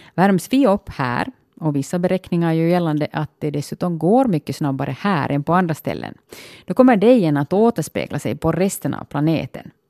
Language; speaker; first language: Swedish; native; Swedish